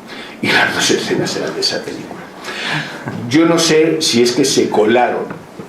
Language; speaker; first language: Spanish; native; Spanish